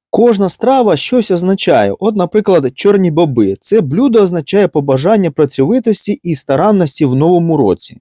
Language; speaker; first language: Ukrainian; native; Ukrainian